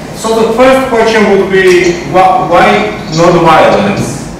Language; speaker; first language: English; non-native, fluent; Georgian